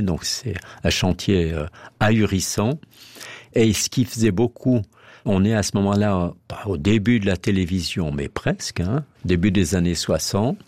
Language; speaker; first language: French; native; French